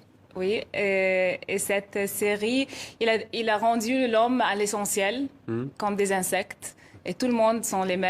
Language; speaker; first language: French; non-native, fluent; Arabic